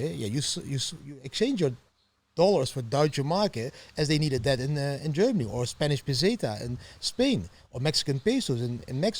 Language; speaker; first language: English; non-native, fluent; Dutch